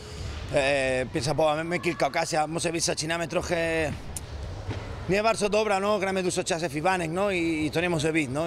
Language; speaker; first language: Polish; non-native, learner; Spanish